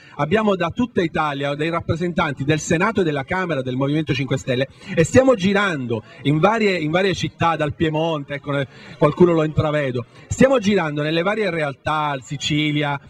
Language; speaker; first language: Italian; native; Italian